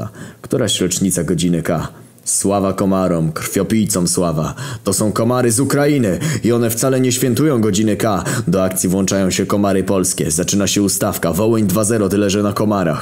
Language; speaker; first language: Polish; native; Polish